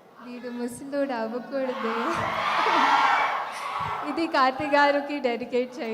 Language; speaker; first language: Telugu; non-native, fluent; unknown